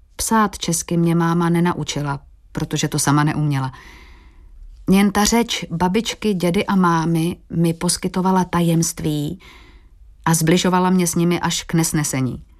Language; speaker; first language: Czech; early bilingual, heritage; Portuguese